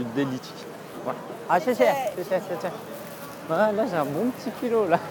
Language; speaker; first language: French; native; French